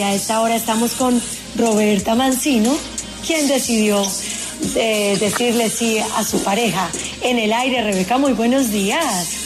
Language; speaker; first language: Spanish; native; Spanish